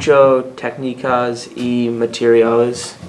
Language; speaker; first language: Spanish; non-native, learner; English